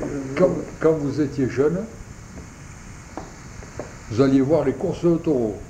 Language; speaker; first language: French; native; French